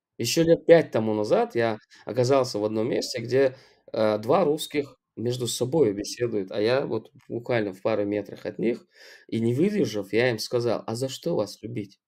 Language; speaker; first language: Russian; non-native, local second language; Chechen